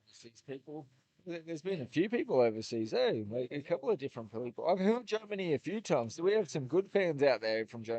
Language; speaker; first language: English; native; English